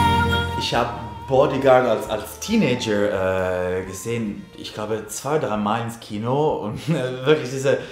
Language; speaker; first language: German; non-native, learner; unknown